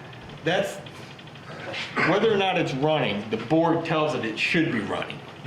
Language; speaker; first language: English; native; English